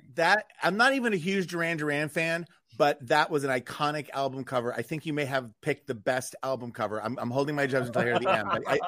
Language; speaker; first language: English; native; English